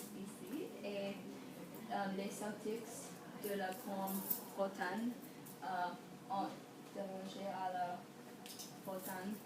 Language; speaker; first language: French; non-native, learner; English